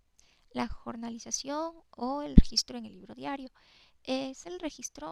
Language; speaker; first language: Spanish; native; Spanish